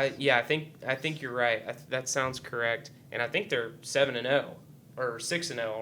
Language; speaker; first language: English; native; English